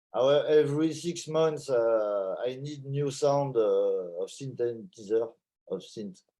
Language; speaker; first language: English; non-native, learner; French